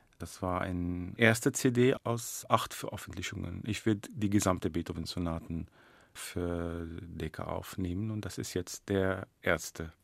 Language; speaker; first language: German; non-native, fluent; Arabic